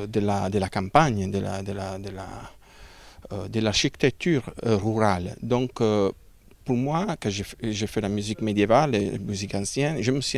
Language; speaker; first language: French; non-native, learner; Italian